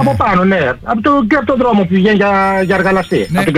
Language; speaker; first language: Greek; native; Greek